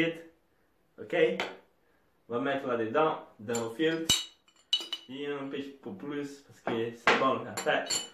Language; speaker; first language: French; non-native, learner; Portuguese